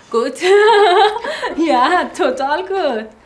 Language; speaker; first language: German; non-native, learner; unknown